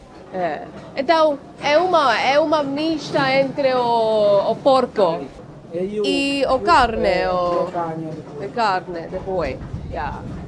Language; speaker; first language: Portuguese; non-native, learner; English